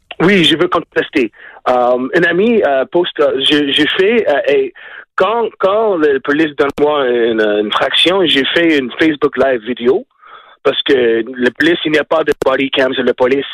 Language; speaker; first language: French; non-native, learner; English